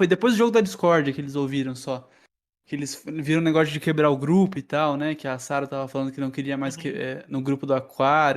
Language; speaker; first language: Portuguese; native; Portuguese